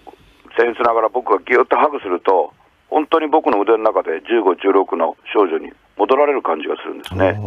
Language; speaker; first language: Japanese; native; Japanese